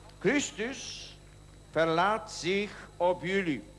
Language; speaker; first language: Dutch; non-native, learner; Polish